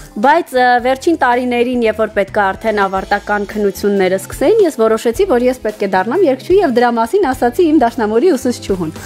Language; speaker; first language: Armenian; native; Armenian